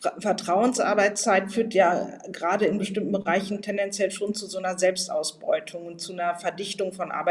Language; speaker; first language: German; native; German